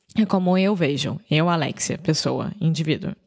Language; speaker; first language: Portuguese; native; Portuguese